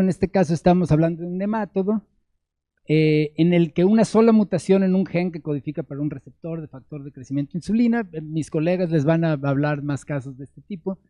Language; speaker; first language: Spanish; native; Spanish